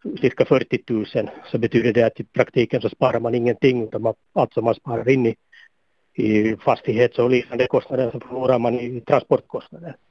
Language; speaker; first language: Swedish; native; Swedish